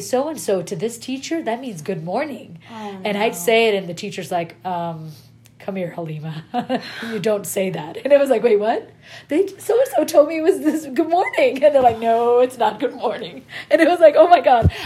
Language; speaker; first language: English; early bilingual, other home language; Persian